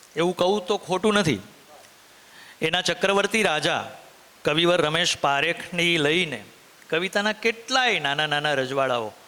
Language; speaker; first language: Gujarati; native; Gujarati